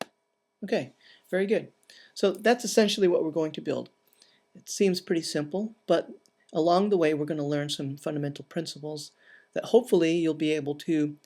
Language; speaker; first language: English; native; English